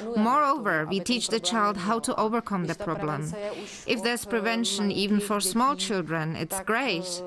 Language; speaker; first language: English; non-native, fluent; Czech